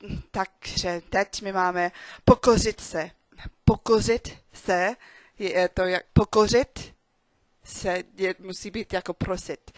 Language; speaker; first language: Czech; non-native, learner; English